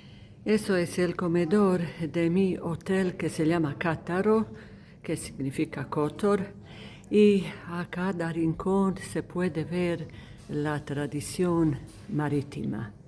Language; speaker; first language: Spanish; non-native, fluent; Croatian